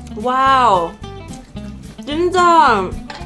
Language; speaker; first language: Korean; non-native, learner; Cantonese